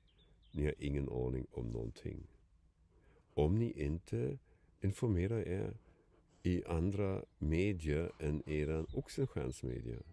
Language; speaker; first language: Swedish; non-native, fluent; German